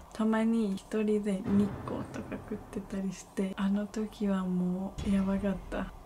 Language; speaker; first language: Japanese; non-native, fluent; Spanish